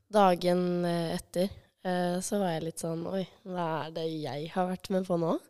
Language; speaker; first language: Norwegian; early bilingual, other home language; Albanian